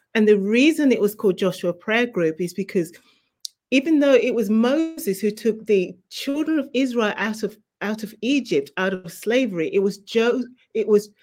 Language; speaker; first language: English; native; English